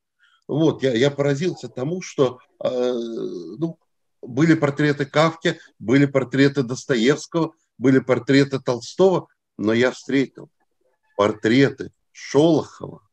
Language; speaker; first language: Russian; native; Russian